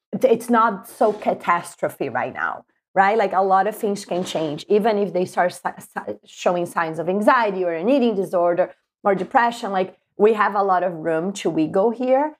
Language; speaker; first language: English; non-native, fluent; Spanish